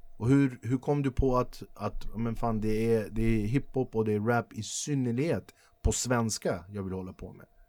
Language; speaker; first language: Swedish; early bilingual, other home language; Kurdish